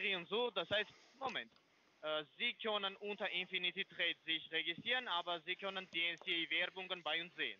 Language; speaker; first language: German; non-native, fluent; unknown